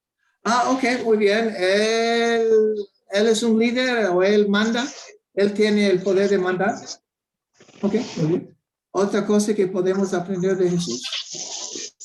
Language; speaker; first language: Spanish; non-native, fluent; English